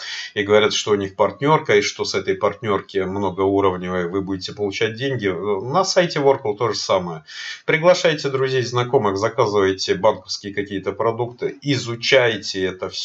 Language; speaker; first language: Russian; native; Russian